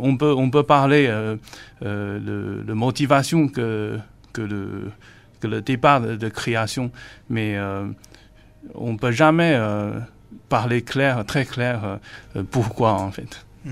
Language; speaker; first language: French; non-native, learner; Chinese